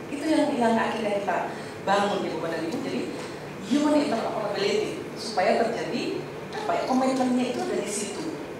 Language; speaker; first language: Indonesian; non-native, local second language; Javanese